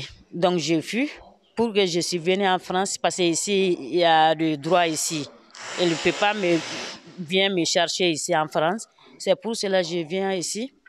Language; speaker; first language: French; non-native, learner; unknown